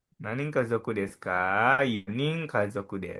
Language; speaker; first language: Japanese; non-native, learner; Indonesian